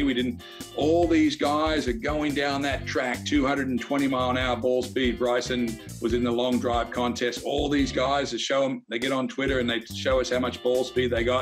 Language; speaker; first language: English; native; English